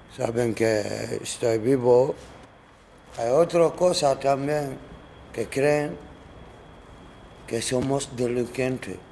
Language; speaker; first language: Spanish; non-native, learner; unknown